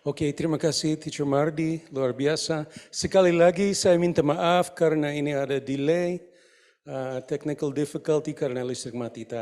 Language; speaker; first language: Indonesian; non-native, fluent; English